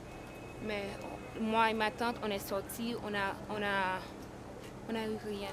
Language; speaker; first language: French; non-native, local second language; Haitian Creole